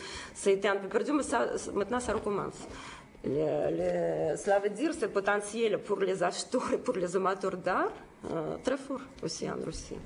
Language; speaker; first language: French; non-native, fluent; Russian